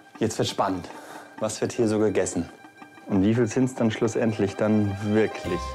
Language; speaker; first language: German; native; German